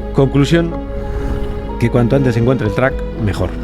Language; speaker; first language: Spanish; native; Spanish